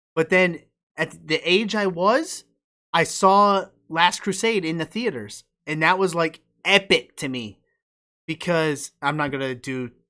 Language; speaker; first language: English; native; English